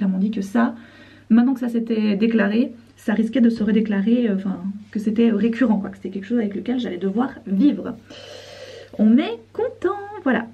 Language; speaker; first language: French; native; French